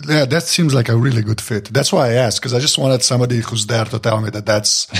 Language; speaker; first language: English; non-native, fluent; Slovenian